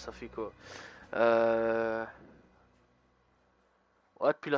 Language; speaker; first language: French; native; French